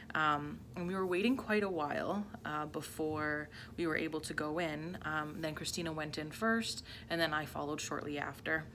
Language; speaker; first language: English; native; English